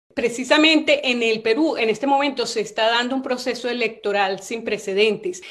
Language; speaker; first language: Spanish; native; Spanish